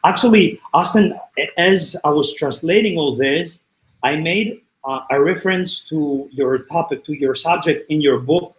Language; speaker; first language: English; non-native, fluent; Greek